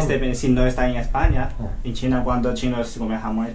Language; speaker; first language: Spanish; non-native, learner; Chinese